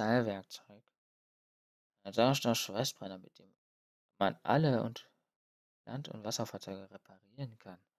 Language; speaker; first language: German; native; German